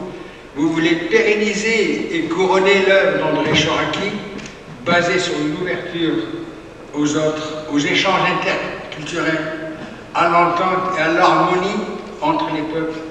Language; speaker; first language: French; native; French